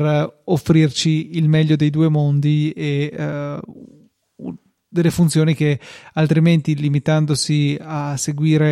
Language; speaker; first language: Italian; native; Italian